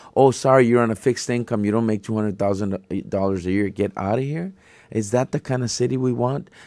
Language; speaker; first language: English; native; English